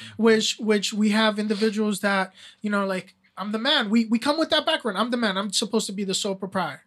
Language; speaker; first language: English; early bilingual, other home language; Spanish